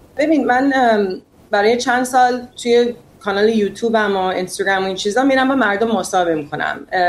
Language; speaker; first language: Persian; early bilingual, heritage; Persian